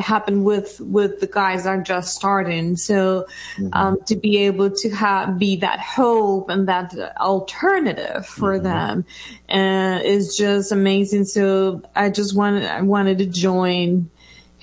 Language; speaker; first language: English; non-native, fluent; Spanish